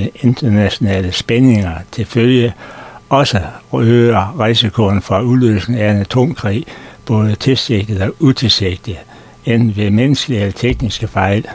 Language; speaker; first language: Danish; native; Danish